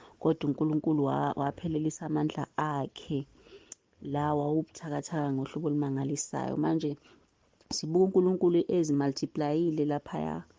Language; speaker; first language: Zulu; native; Zulu